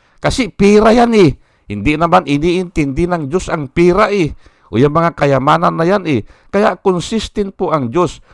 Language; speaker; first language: Filipino; non-native, local second language; Iloko